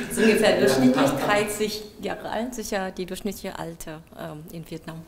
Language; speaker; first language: German; non-native, fluent; Vietnamese